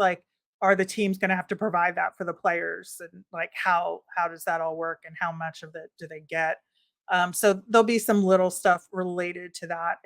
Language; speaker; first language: English; native; English